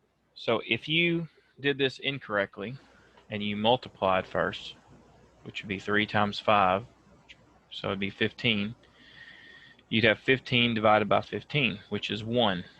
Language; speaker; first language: English; native; English